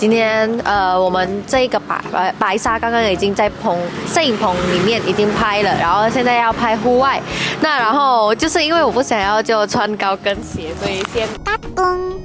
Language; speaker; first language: Chinese; non-native, fluent; Indonesian